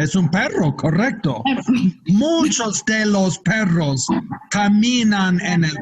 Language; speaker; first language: Spanish; non-native, fluent; English